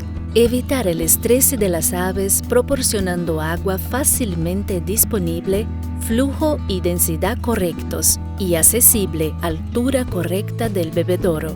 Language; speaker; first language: Spanish; native; Spanish